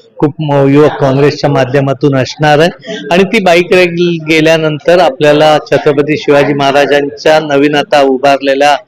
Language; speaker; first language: Marathi; native; Marathi